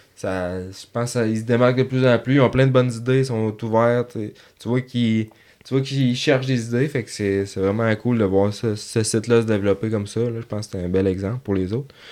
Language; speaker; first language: French; native; French